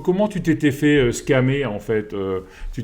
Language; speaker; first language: French; native; French